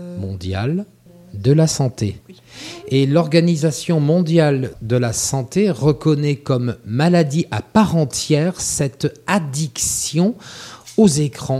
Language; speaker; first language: French; native; French